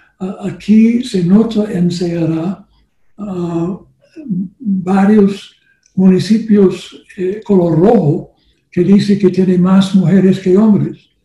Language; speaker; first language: Spanish; non-native, learner; English